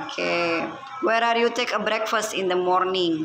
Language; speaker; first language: English; non-native, learner; Indonesian